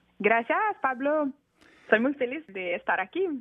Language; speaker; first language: Spanish; non-native, learner; French